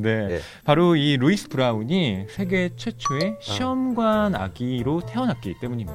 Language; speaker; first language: Korean; native; Korean